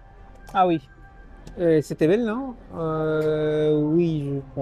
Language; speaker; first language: French; non-native, fluent; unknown